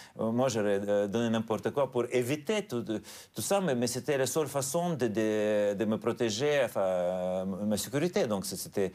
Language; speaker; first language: French; non-native, fluent; Russian